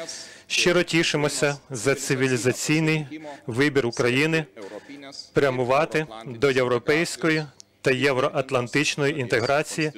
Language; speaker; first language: Ukrainian; non-native, learner; Lithuanian